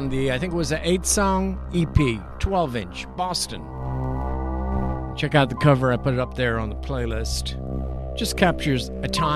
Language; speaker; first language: English; native; English